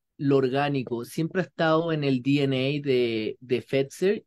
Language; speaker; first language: Spanish; native; Spanish